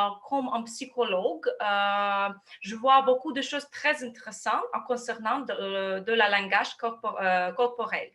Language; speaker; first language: French; non-native, fluent; Russian